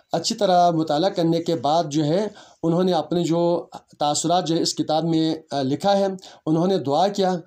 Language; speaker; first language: Urdu; non-native, local second language; Balti